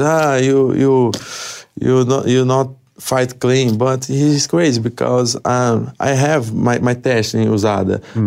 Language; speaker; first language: English; non-native, learner; Portuguese